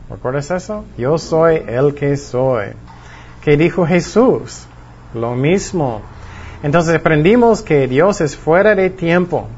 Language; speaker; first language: Spanish; non-native, fluent; English